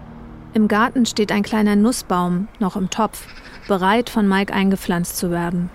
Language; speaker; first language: German; native; German